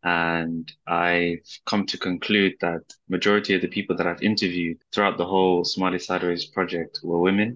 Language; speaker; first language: English; native; English